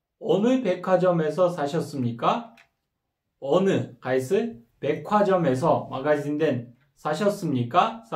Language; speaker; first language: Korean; non-native, fluent; Kyrgyz